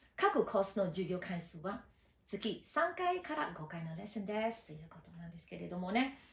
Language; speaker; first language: Japanese; non-native, fluent; Chinese